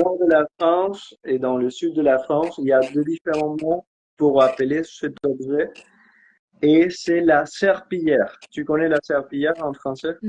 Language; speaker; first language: French; non-native, fluent; Spanish